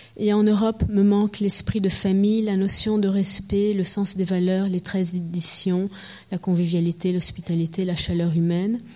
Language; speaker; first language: French; early bilingual, heritage; French